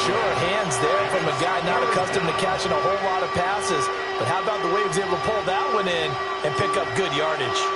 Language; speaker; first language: English; native; English